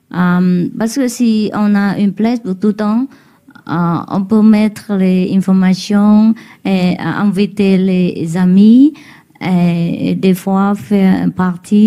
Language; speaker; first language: French; non-native, learner; Vietnamese